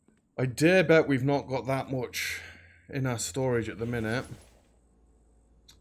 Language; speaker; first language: English; native; English